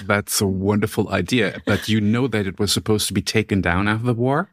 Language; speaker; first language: English; non-native, fluent; German